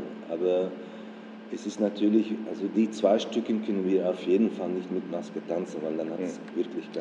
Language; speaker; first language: German; non-native, fluent; Dutch